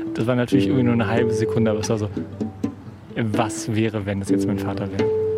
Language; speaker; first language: German; native; German